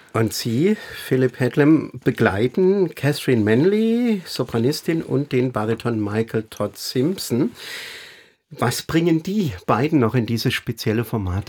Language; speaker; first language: German; native; German